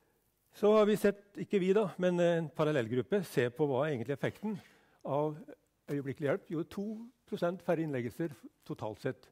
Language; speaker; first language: Norwegian; native; Norwegian